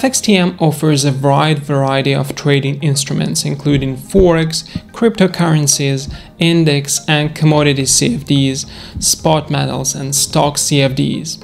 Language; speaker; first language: English; non-native, fluent; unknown